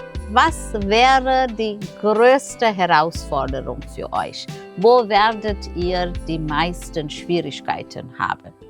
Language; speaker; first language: German; non-native, fluent; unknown